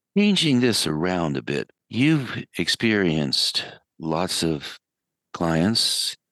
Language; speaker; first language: English; native; English